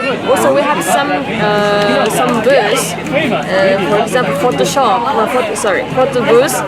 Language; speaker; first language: English; non-native, learner; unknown